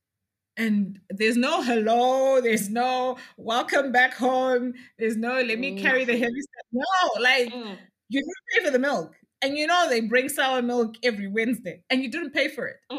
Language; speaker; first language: English; non-native, local second language; Shona